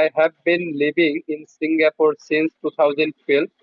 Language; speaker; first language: English; non-native, learner; Bangla